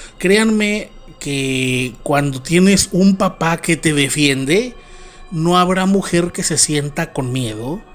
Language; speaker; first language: Spanish; native; Spanish